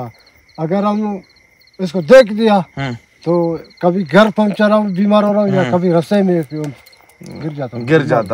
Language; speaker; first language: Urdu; non-native, local second language; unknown